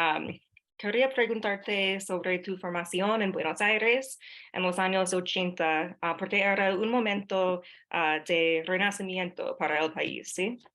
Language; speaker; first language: Spanish; non-native, fluent; English